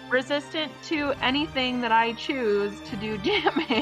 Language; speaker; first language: English; native; English